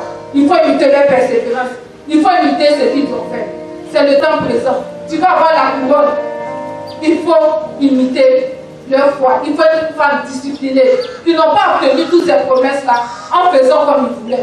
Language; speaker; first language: French; non-native, local second language; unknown